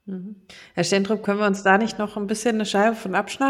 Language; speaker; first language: German; native; German